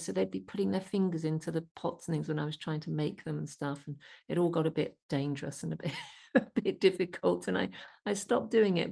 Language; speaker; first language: English; native; English